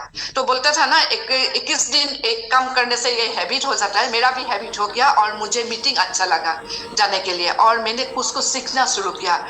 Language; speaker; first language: Hindi; non-native, local second language; Assamese